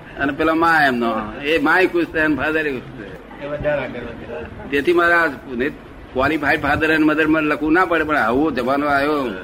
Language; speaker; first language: Gujarati; native; Gujarati